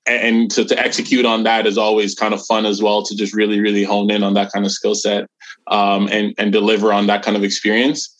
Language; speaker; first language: English; native; English